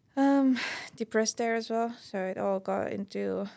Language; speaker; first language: English; non-native, fluent; Estonian